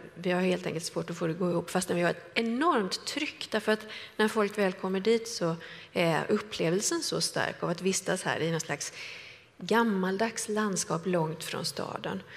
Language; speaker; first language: Swedish; native; Swedish